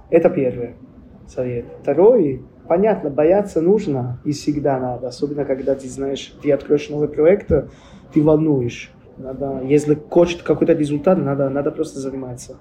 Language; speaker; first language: Russian; non-native, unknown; Italian